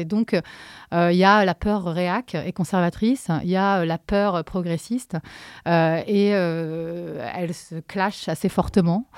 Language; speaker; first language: French; native; French